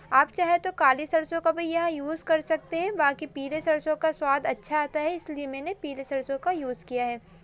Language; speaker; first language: Hindi; native; Hindi